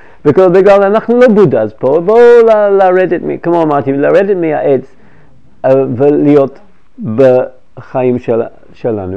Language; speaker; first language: Hebrew; non-native, fluent; English